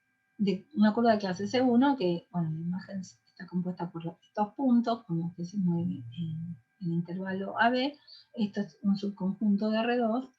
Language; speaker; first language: Spanish; native; Spanish